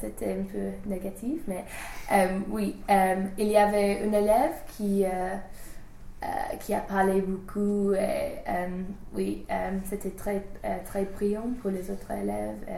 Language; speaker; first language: French; non-native, fluent; English